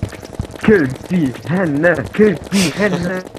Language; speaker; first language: German; native; German